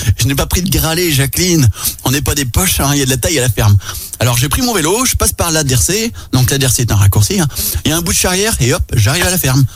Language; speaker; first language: French; native; French